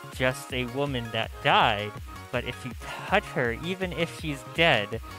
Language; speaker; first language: English; native; English